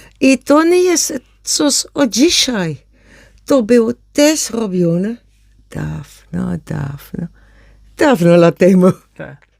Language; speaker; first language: Polish; non-native, learner; Dutch